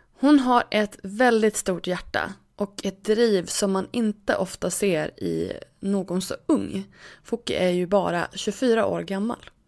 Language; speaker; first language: Swedish; native; Swedish